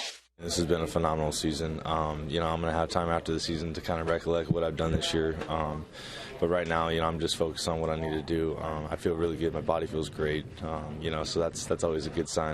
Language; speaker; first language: English; native; English